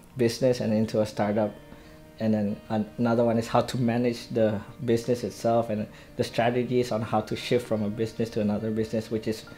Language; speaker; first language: English; non-native, fluent; Indonesian